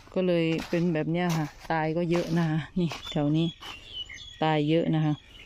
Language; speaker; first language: Thai; non-native, local second language; Lao